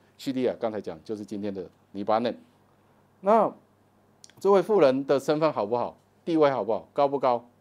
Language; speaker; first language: Chinese; native; Chinese